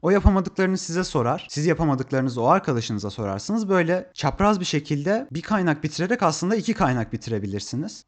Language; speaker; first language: Turkish; native; Turkish